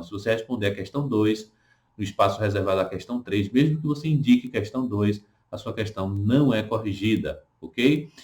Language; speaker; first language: Portuguese; native; Portuguese